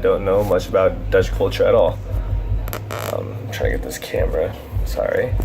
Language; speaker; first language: English; native; English